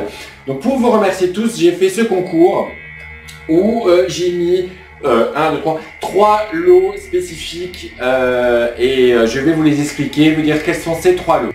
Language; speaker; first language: French; native; French